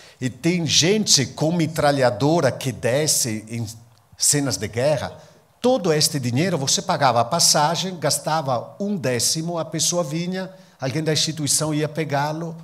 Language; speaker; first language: Portuguese; non-native, fluent; Italian